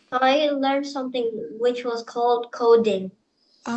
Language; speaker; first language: English; non-native, fluent; Indonesian